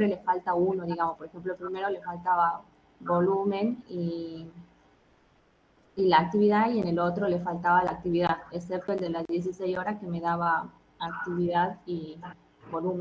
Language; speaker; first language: Spanish; native; Spanish